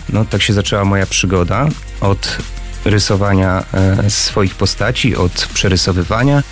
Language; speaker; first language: Polish; native; Polish